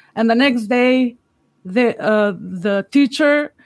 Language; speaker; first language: English; non-native, fluent; Macedonian